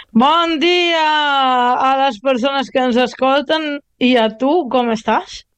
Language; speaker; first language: Catalan; non-native, learner; Italian